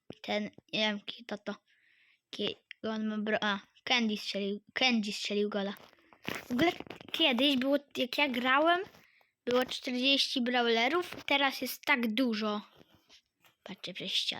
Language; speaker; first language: Polish; native; Polish